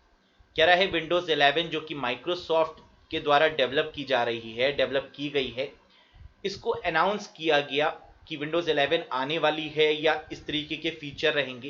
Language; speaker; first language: Hindi; native; Hindi